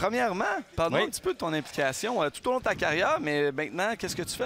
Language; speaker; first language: French; native; French